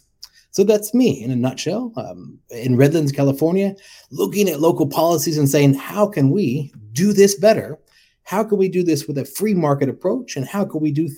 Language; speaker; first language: English; native; English